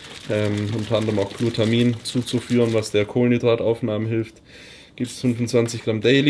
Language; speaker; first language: German; native; German